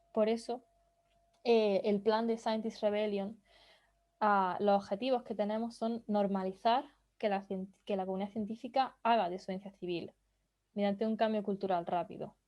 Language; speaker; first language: Spanish; native; Spanish